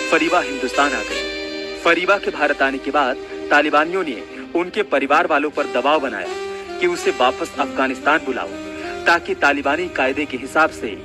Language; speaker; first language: Hindi; native; Hindi